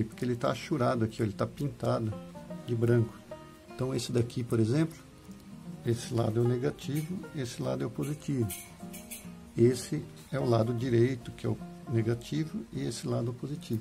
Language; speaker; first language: Portuguese; native; Portuguese